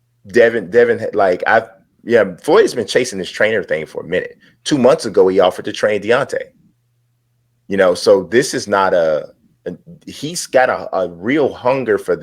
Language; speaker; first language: English; native; English